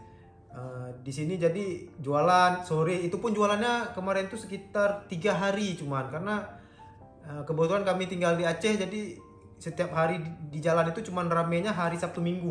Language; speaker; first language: Indonesian; native; Indonesian